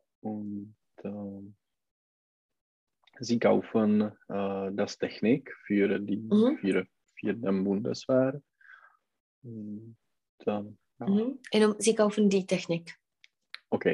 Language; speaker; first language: German; non-native, learner; Czech